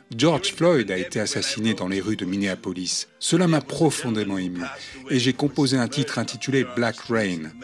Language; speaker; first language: French; non-native, fluent; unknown